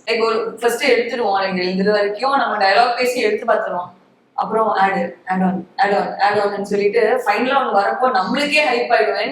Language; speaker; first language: Tamil; native; Tamil